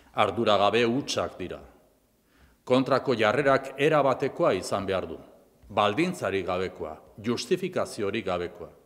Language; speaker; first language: Basque; non-native, local second language; Spanish